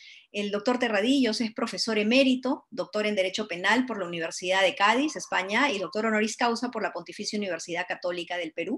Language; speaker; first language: Spanish; native; Spanish